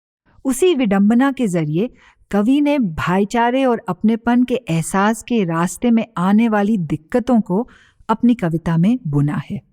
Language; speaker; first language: Hindi; native; Hindi